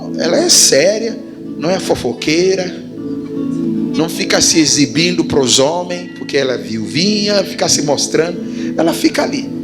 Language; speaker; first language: Portuguese; non-native, fluent; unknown